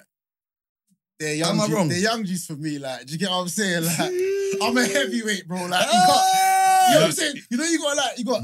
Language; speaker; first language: English; native; English